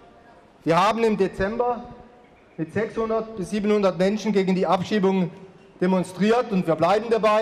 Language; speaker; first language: German; native; German